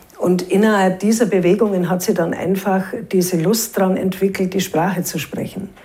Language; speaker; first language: German; native; German